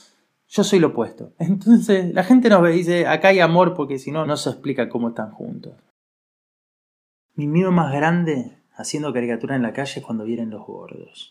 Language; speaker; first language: Spanish; native; Spanish